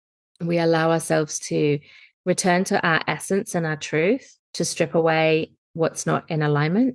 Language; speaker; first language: English; native; English